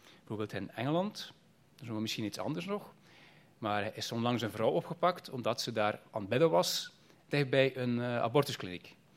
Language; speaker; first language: Dutch; native; Dutch